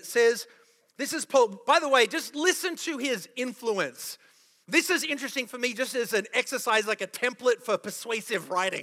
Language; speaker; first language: English; native; English